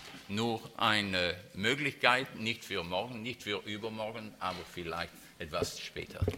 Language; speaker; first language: German; non-native, fluent; French